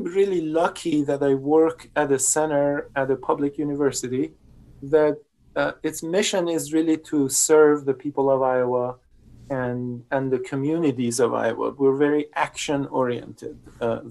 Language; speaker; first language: English; non-native, fluent; Persian